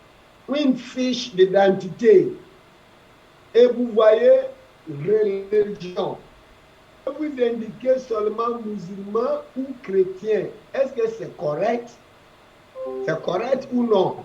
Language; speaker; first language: French; non-native, fluent; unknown